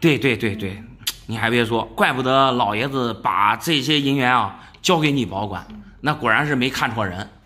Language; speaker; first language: Chinese; native; Chinese